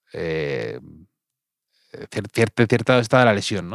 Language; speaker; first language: Spanish; native; Spanish